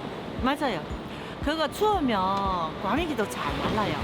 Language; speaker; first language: Korean; non-native, learner; Chinese